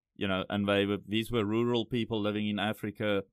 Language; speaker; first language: English; non-native, local second language; Afrikaans